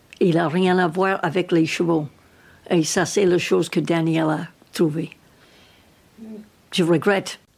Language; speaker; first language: French; non-native, learner; English